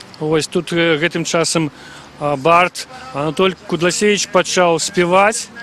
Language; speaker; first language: Belarusian; non-native, local second language; Russian